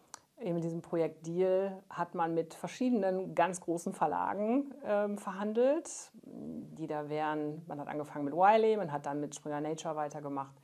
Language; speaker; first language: German; native; German